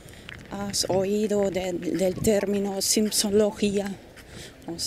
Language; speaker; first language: Spanish; non-native, fluent; German